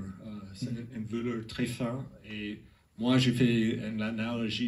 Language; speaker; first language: French; non-native, learner; English